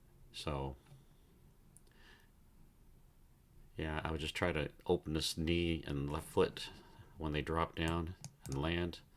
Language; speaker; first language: English; native; English